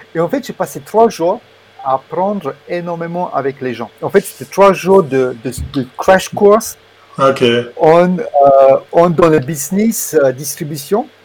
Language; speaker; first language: French; non-native, fluent; Romanian